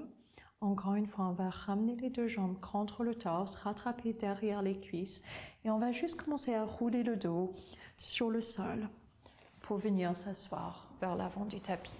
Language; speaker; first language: French; non-native, fluent; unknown